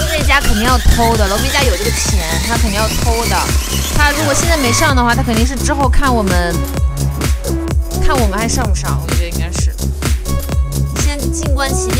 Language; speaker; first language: Chinese; native; Chinese